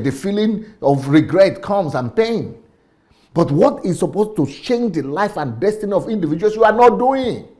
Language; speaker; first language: English; non-native, local second language; Yoruba